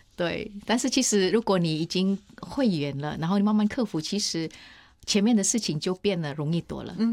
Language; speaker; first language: Chinese; non-native, fluent; Vietnamese